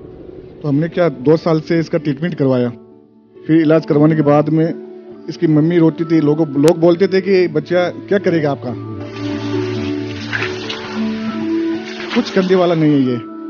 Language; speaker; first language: Hindi; native; Hindi